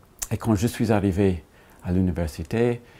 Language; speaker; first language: French; non-native, fluent; English